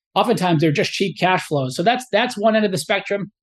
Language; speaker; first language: English; native; English